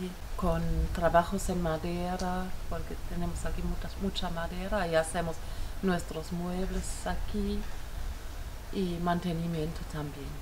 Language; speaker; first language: Spanish; non-native, fluent; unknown